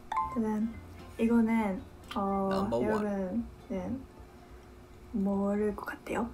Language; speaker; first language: Korean; non-native, fluent; Japanese